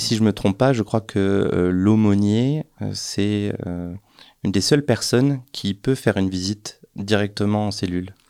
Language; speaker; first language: French; native; French